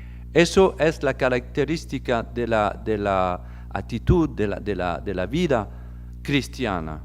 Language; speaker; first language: Spanish; non-native, fluent; French